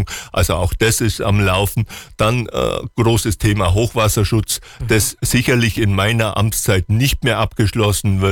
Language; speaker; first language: German; native; German